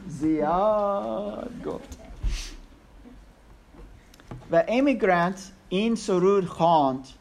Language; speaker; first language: Persian; non-native, learner; English